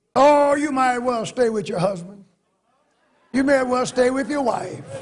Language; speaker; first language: English; native; English